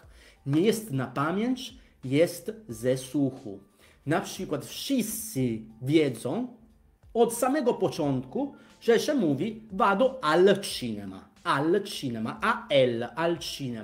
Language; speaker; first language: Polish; non-native, fluent; Italian